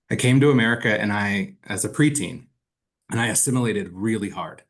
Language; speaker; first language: English; early bilingual, other home language; Spanish